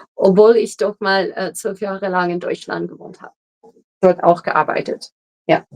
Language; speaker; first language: German; non-native, fluent; English